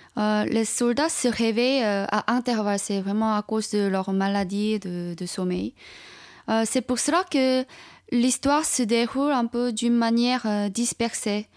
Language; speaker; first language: French; non-native, fluent; Chinese